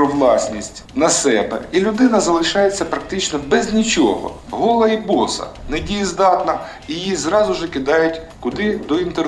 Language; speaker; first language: Ukrainian; non-native, local second language; Russian